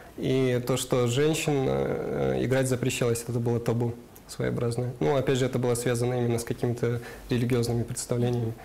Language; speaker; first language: Russian; non-native, local second language; Karachay-Balkar